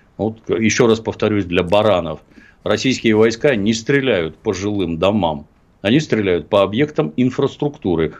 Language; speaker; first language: Russian; native; Russian